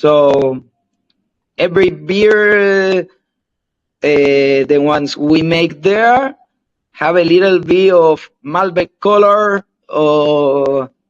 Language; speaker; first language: English; non-native, learner; Spanish